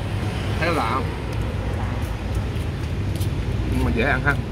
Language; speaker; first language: Vietnamese; native; Vietnamese